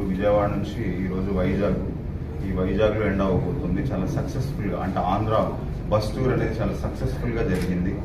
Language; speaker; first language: Telugu; native; Telugu